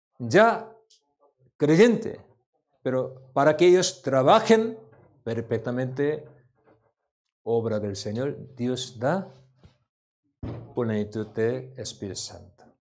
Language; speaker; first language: Spanish; non-native, learner; Korean